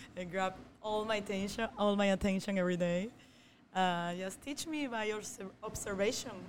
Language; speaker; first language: English; non-native, fluent; Spanish